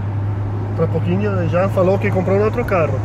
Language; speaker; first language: Portuguese; non-native, learner; Italian